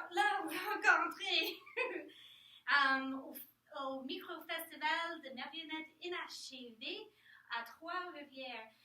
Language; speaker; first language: French; non-native, learner; English